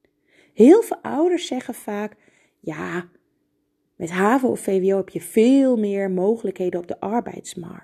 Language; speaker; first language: Dutch; native; Dutch